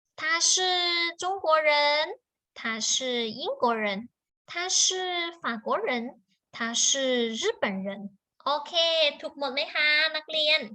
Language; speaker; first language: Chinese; non-native, fluent; Thai